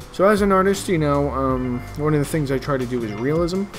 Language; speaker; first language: English; native; English